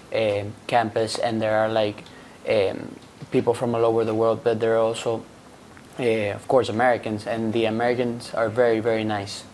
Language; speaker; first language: English; non-native, fluent; Spanish